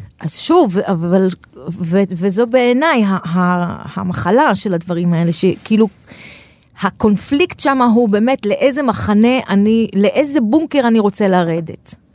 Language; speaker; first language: Hebrew; non-native, local second language; Arabic